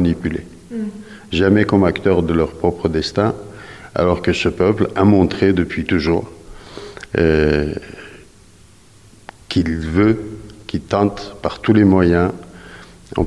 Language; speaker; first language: French; non-native, fluent; Persian